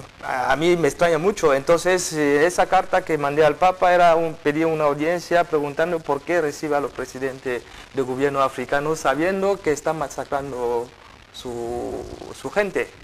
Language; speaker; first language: Spanish; non-native, fluent; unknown